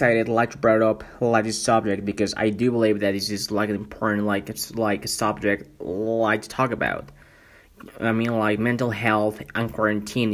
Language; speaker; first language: English; non-native, fluent; Spanish